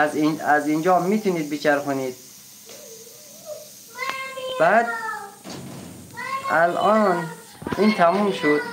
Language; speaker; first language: Persian; native; Persian